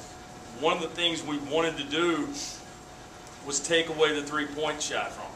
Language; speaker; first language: English; native; English